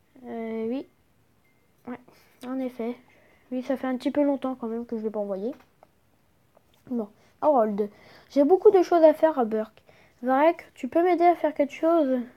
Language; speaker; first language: French; native; French